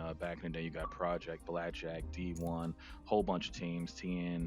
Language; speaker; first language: English; native; English